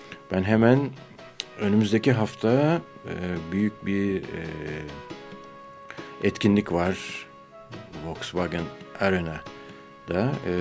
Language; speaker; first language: Turkish; native; Turkish